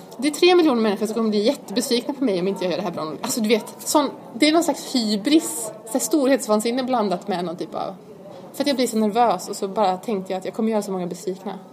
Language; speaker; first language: Swedish; native; Swedish